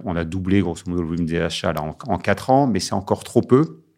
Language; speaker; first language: French; native; French